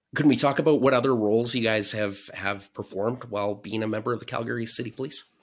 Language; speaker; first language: English; native; English